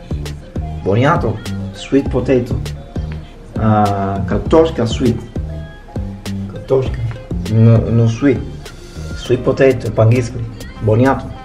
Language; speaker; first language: Russian; non-native, learner; Spanish